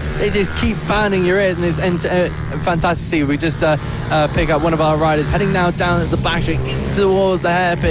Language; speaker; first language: English; native; English